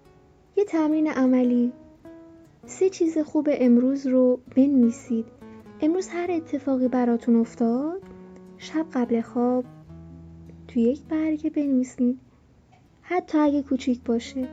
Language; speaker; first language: Persian; native; Persian